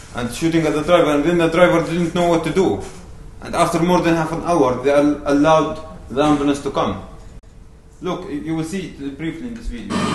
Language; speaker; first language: English; non-native, fluent; Arabic